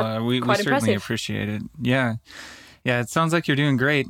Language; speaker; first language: English; native; English